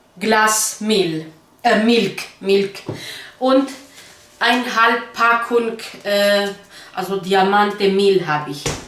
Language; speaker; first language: German; non-native, learner; Kurdish